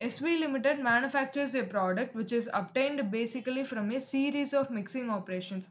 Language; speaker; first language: English; non-native, local second language; Tamil